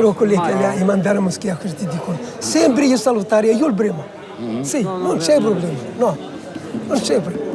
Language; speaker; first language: Italian; non-native, learner; Arabic